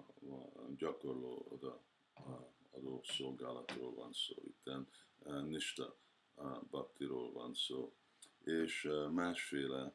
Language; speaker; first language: Hungarian; early bilingual, heritage; Hungarian